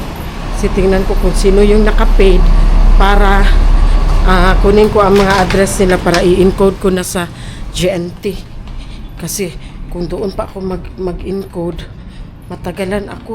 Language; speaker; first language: Filipino; non-native, local second language; Cebuano